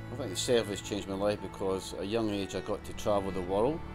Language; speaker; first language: English; native; English